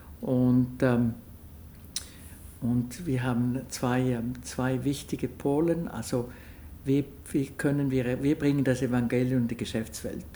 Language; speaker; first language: German; non-native, local second language; French